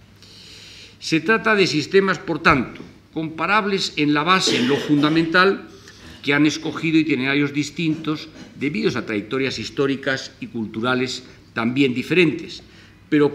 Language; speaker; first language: Spanish; native; Spanish